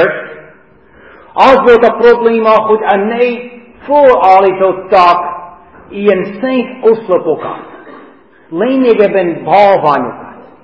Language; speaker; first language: Hungarian; non-native, fluent; English